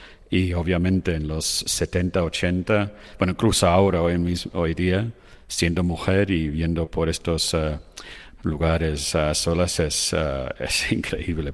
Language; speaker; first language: Spanish; non-native, fluent; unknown